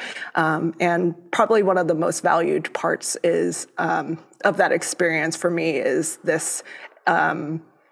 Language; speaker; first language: English; early bilingual, other home language; Cantonese